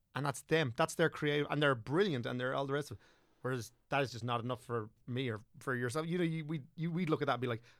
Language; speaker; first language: English; native; English